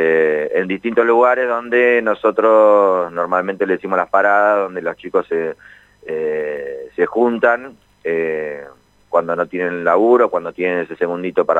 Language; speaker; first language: Spanish; native; Spanish